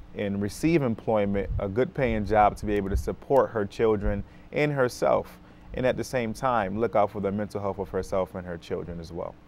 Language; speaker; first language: English; native; English